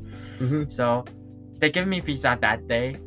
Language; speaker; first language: English; non-native, learner; Chinese